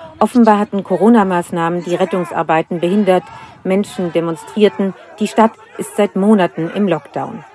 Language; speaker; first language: German; native; German